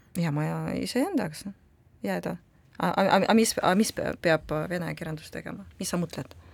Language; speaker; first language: Estonian; non-native, local second language; Russian